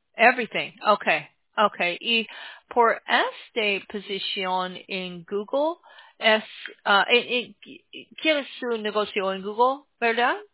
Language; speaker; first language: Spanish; non-native, learner; English